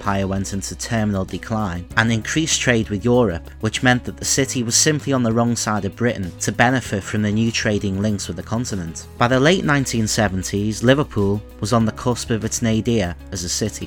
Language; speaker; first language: English; native; English